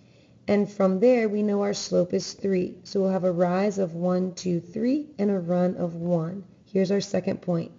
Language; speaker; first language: English; native; English